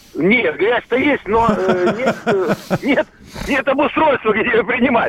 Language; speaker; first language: Russian; native; Russian